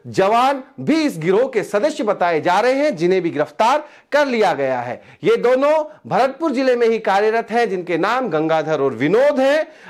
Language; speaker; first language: Hindi; native; Hindi